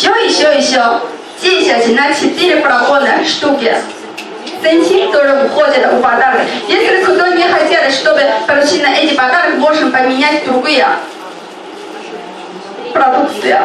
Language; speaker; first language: Russian; non-native, learner; Chinese